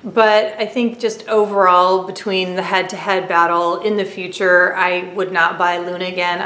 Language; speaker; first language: English; native; English